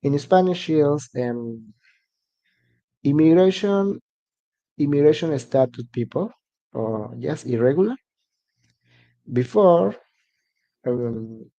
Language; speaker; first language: English; non-native, learner; Spanish